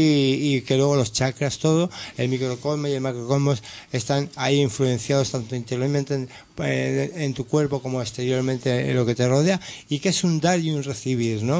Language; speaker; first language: Spanish; native; Spanish